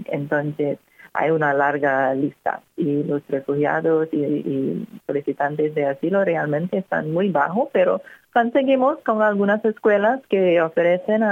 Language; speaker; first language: Spanish; non-native, fluent; English